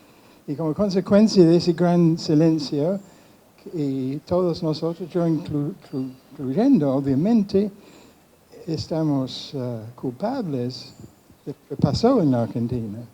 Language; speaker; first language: Spanish; non-native, fluent; English